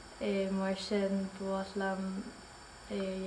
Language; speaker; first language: Irish; non-native, local second language; English